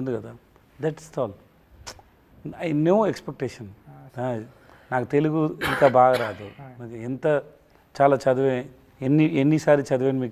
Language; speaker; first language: Telugu; non-native, learner; Tamil